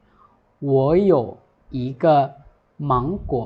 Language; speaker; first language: Chinese; non-native, fluent; Lao